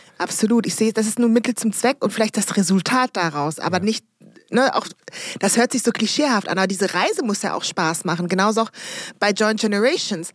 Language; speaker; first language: German; early bilingual, other home language; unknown